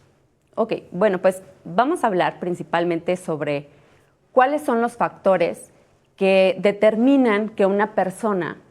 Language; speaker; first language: Spanish; native; Spanish